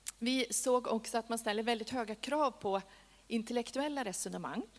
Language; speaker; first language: Swedish; native; Swedish